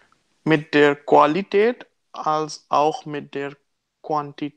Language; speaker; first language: German; non-native, learner; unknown